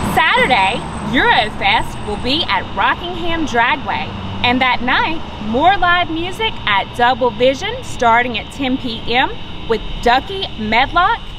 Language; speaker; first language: English; native; English